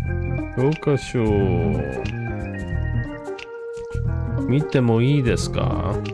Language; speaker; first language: Japanese; non-native, learner; English